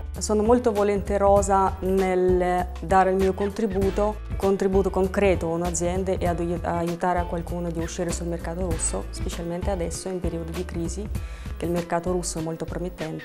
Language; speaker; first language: Italian; non-native, fluent; Russian